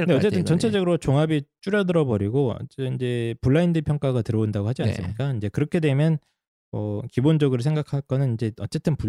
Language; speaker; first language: Korean; native; Korean